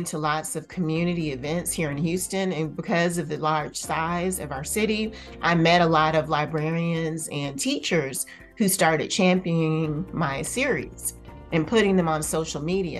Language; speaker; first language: English; native; English